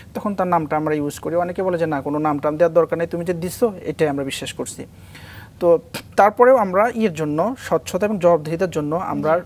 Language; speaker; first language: Bangla; native; Bangla